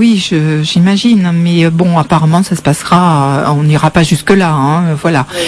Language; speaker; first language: French; native; French